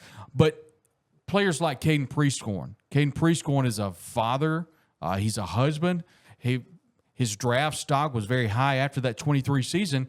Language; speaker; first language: English; native; English